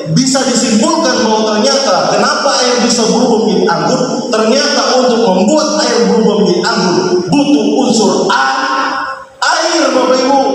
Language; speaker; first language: Indonesian; native; Indonesian